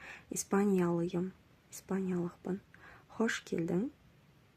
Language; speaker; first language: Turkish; non-native, fluent; Kazakh